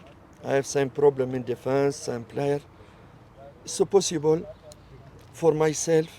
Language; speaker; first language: English; non-native, learner; French